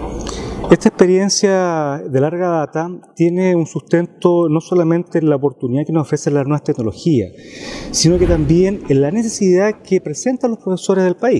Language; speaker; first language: Spanish; native; Spanish